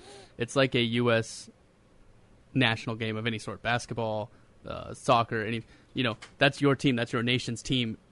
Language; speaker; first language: English; native; English